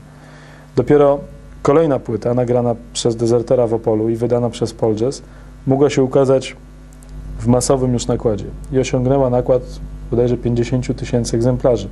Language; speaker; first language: Polish; native; Polish